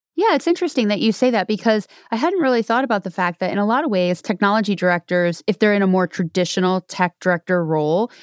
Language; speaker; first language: English; native; English